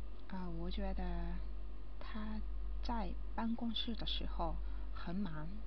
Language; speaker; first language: Chinese; non-native, learner; Japanese